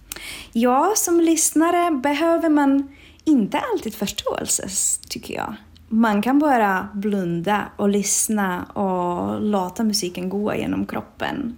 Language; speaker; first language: Swedish; non-native, fluent; Czech